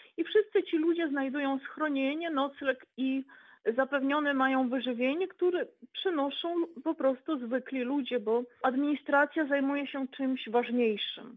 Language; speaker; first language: Polish; native; Polish